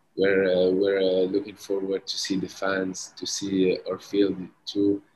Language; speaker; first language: English; early bilingual, other home language; Arabic